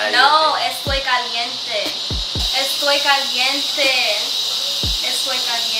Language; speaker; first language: Spanish; non-native, learner; English